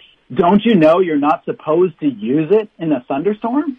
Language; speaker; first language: English; native; English